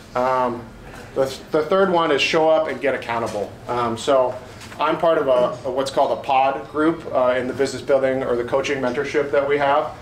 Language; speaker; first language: English; native; English